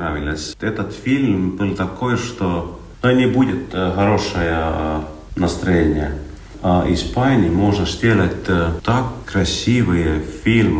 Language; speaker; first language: Russian; non-native, local second language; Estonian